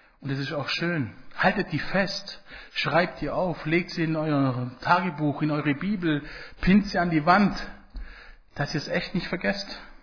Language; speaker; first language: German; early bilingual, other home language; Italian